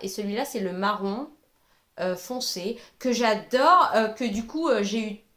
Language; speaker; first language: French; native; French